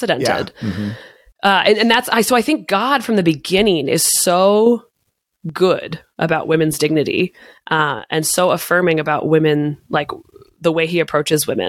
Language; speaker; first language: English; native; English